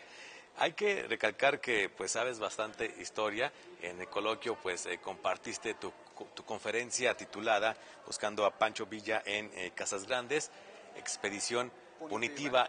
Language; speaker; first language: Spanish; native; Spanish